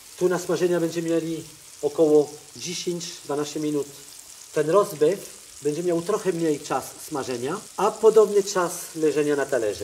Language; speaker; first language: Polish; non-native, fluent; French